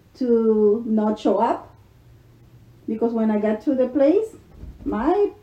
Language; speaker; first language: English; non-native, learner; Spanish